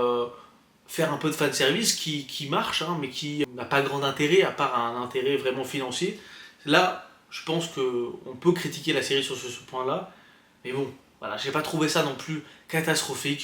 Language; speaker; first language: French; native; French